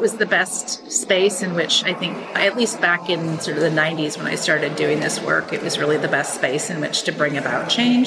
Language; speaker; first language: English; native; English